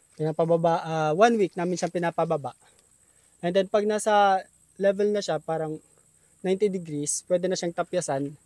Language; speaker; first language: Filipino; non-native, local second language; Bikol